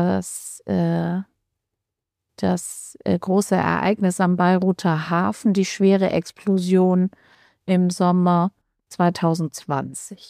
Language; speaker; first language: German; native; German